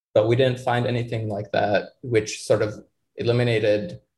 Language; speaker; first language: English; non-native, fluent; Arabic